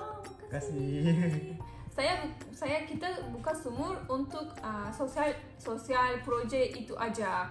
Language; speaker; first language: Indonesian; non-native, learner; Turkish